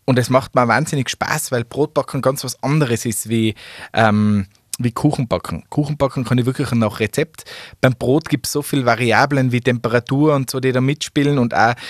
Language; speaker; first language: German; native; German